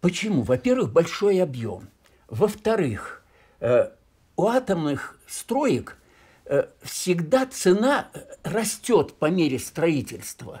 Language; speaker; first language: Russian; native; Russian